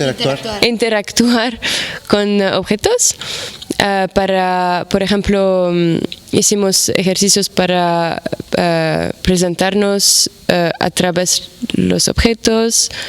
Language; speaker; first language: Spanish; non-native, fluent; Arabic